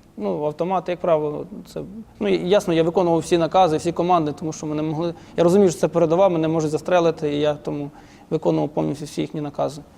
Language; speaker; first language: Ukrainian; native; Ukrainian